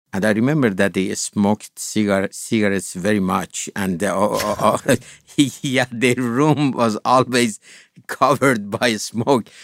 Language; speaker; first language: English; non-native, fluent; Persian